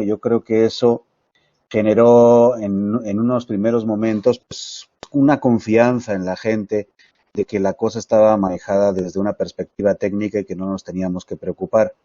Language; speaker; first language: Spanish; native; Spanish